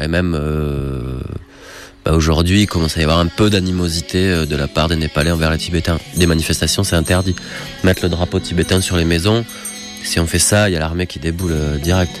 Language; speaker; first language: French; native; French